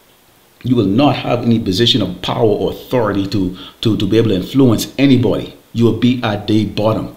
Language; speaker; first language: English; native; English